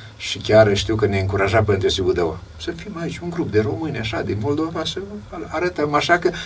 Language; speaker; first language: Romanian; native; Romanian